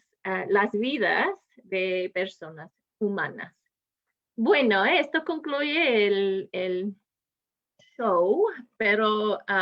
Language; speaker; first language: Spanish; non-native, fluent; English